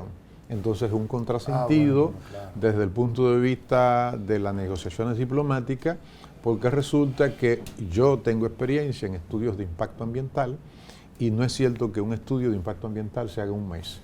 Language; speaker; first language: Spanish; native; Spanish